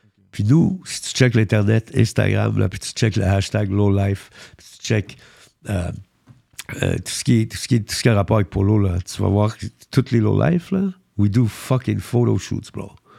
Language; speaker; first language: French; early bilingual, heritage; French